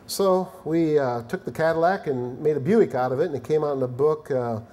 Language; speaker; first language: English; native; English